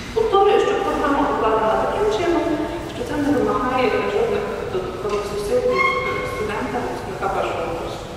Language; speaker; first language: Ukrainian; native; Ukrainian